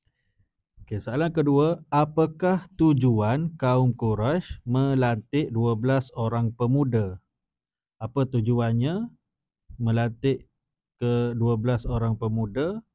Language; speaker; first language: Malay; native; Malay